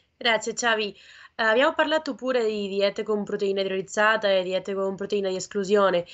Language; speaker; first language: Italian; non-native, fluent; Spanish